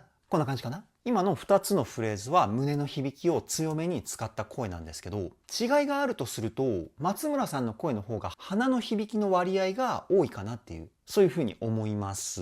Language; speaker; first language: Japanese; native; Japanese